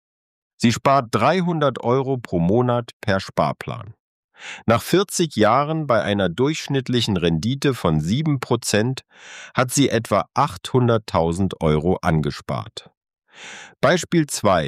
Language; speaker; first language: German; native; German